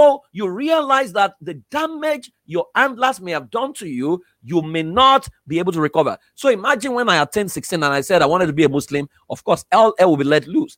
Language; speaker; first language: English; non-native, local second language; Yoruba